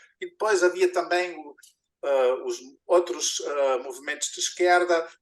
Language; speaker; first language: Portuguese; non-native, fluent; German